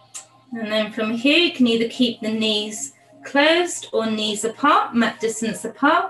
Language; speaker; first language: English; native; English